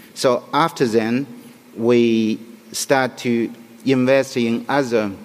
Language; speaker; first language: English; non-native, fluent; Chinese